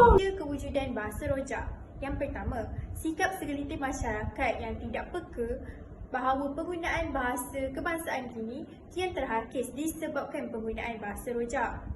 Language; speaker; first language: Malay; native; Malay